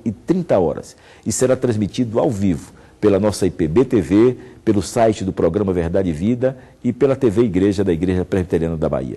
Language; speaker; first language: Portuguese; native; Portuguese